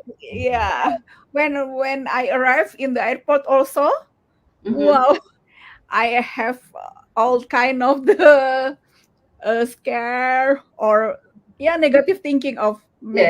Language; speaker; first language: English; non-native, learner; Indonesian